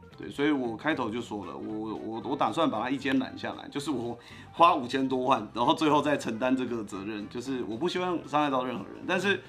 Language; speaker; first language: Chinese; native; Chinese